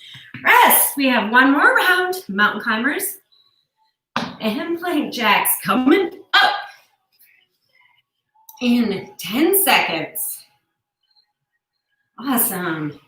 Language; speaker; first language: English; native; English